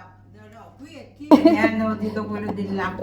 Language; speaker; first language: Italian; non-native, learner; Filipino